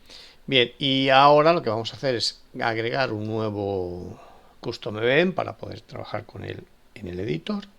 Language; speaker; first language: Spanish; native; Spanish